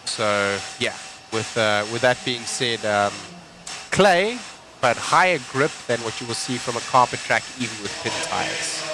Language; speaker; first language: English; native; English